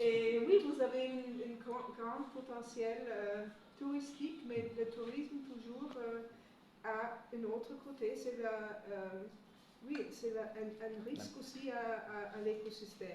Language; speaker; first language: French; non-native, fluent; German